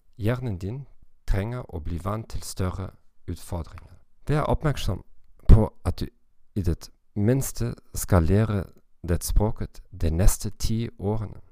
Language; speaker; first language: Norwegian; non-native, learner; German